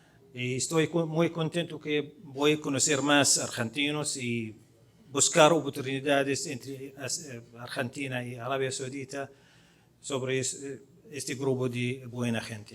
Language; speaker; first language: Spanish; non-native, fluent; Arabic